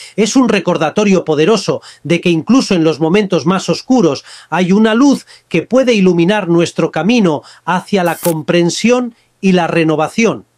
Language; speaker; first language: Spanish; native; Spanish